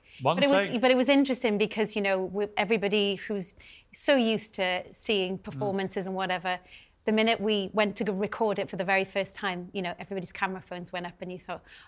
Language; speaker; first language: English; native; English